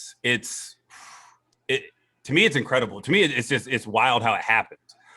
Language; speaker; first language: English; native; English